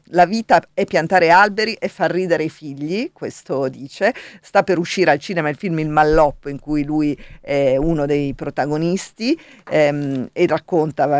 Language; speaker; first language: Italian; native; Italian